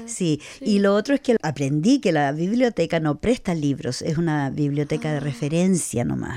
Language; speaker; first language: Spanish; native; Spanish